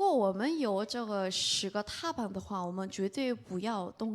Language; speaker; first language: Chinese; non-native, fluent; Korean